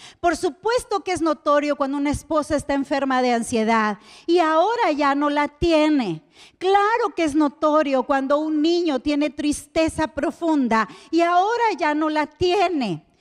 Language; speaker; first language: Spanish; native; Spanish